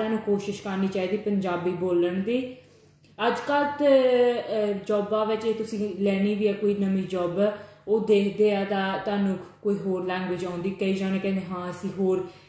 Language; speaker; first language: Punjabi; early bilingual, heritage; Punjabi